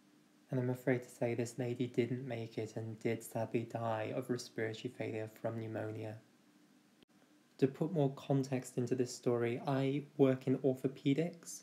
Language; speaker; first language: English; native; English